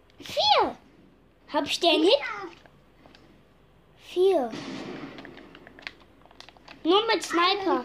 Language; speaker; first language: German; native; German